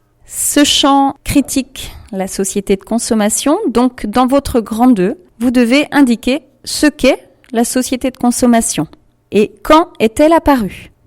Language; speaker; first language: French; native; French